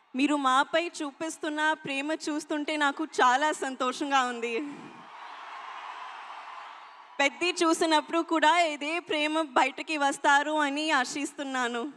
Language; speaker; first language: Telugu; non-native, local second language; Hindi